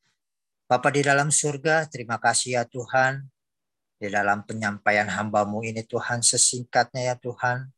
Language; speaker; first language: Indonesian; native; Indonesian